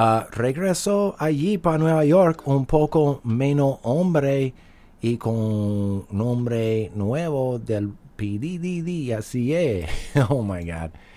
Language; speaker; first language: Spanish; native; Spanish